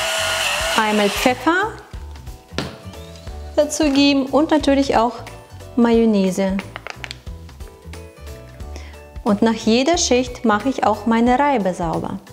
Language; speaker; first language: German; non-native, fluent; Russian